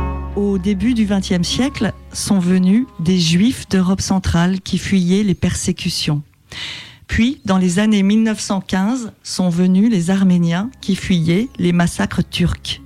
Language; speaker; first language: French; native; French